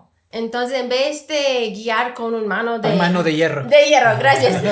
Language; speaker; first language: Spanish; non-native, fluent; English